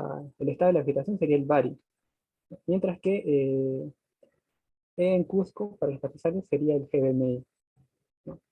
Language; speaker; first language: Spanish; native; Spanish